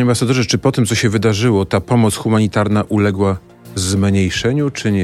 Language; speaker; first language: Polish; native; Polish